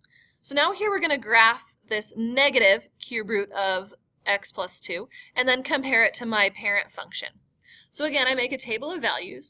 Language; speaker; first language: English; native; English